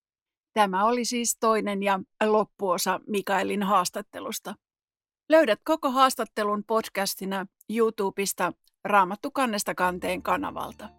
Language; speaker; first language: Finnish; native; Finnish